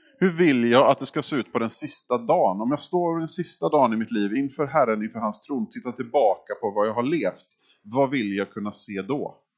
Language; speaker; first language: Swedish; native; Swedish